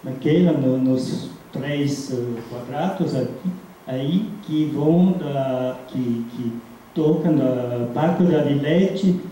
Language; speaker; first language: Portuguese; non-native, fluent; Italian